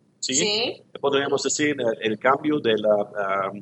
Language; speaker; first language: Spanish; non-native, learner; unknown